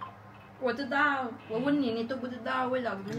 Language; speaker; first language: Chinese; non-native, fluent; Vietnamese